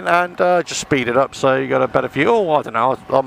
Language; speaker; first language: English; native; English